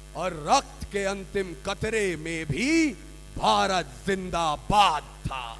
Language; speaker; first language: Hindi; native; Hindi